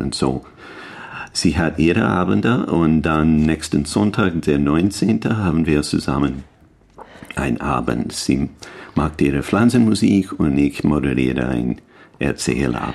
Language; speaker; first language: German; non-native, learner; English